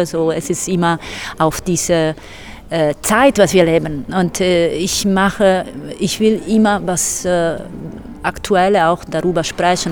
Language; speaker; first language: German; non-native, fluent; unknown